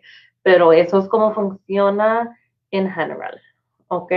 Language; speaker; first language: Spanish; non-native, fluent; English